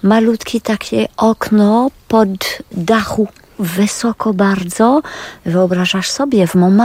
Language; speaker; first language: Polish; non-native, learner; French